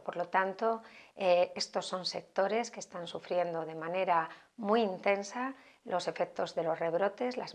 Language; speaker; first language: Spanish; native; Spanish